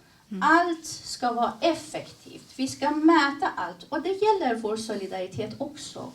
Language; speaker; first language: Swedish; early bilingual, other home language; Persian